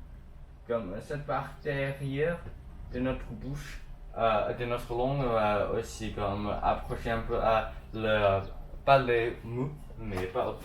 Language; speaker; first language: French; non-native, learner; Chinese